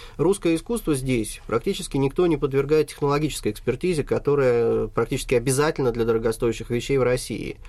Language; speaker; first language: Russian; native; Russian